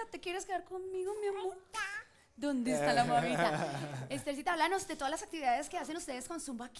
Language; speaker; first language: Spanish; native; Spanish